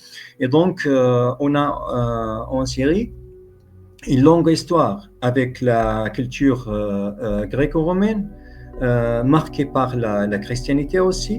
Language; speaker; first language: French; non-native, fluent; Arabic